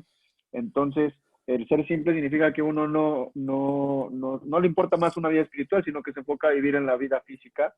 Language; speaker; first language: Spanish; native; Spanish